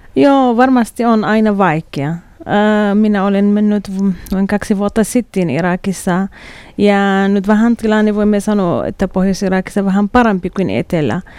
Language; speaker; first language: Finnish; non-native, learner; Arabic